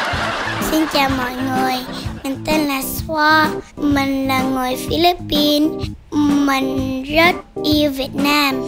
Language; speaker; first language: Vietnamese; early bilingual, other home language; English